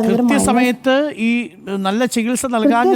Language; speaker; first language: Malayalam; native; Malayalam